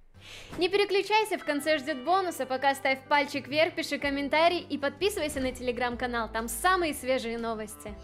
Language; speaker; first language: Russian; native; Russian